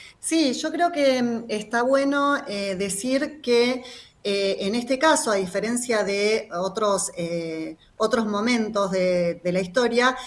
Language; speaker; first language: Spanish; native; Spanish